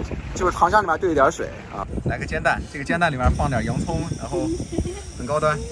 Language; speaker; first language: Chinese; native; Chinese